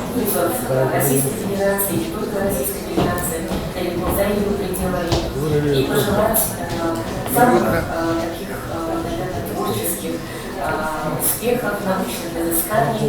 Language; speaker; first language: Russian; native; Russian